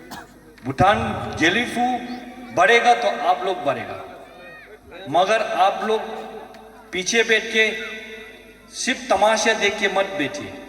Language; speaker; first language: Hindi; non-native, fluent; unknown